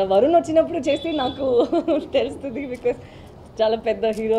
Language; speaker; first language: Telugu; non-native, learner; Tamil